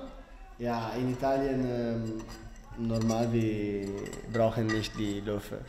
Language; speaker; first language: German; non-native, learner; Italian